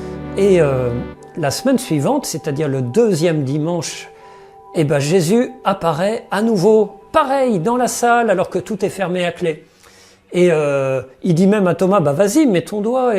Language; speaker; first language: French; native; French